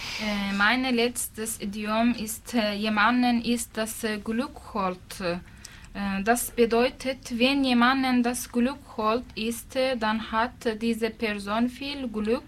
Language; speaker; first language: German; non-native, learner; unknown